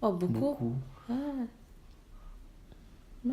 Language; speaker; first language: French; non-native, learner; Malay